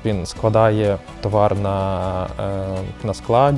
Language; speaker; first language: Ukrainian; native; Ukrainian